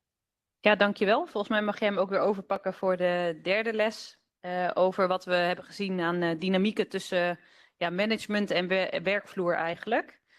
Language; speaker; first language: Dutch; native; Dutch